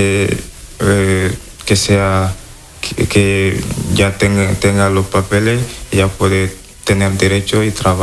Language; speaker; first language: Spanish; non-native, learner; Wolof